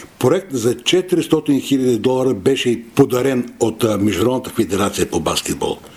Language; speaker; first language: Bulgarian; native; Bulgarian